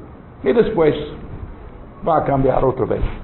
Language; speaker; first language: Spanish; non-native, learner; English